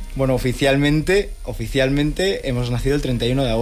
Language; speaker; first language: Spanish; native; Spanish